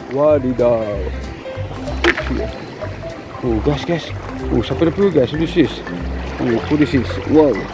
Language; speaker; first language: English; non-native, learner; Indonesian